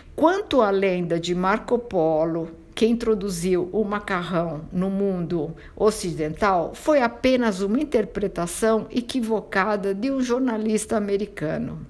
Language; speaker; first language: Portuguese; non-native, fluent; Italian